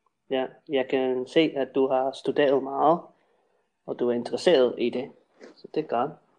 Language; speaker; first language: Danish; non-native, fluent; English